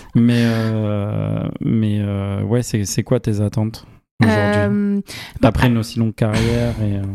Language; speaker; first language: French; native; French